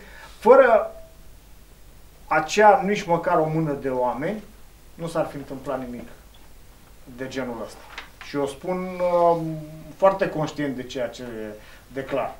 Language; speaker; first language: Romanian; native; Romanian